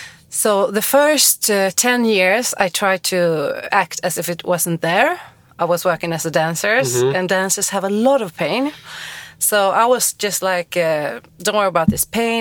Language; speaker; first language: English; non-native, fluent; Swedish